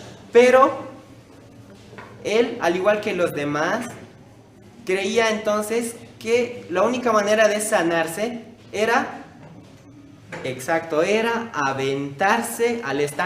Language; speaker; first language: Spanish; native; Spanish